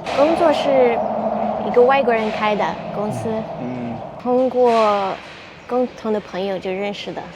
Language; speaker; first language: Chinese; non-native, fluent; English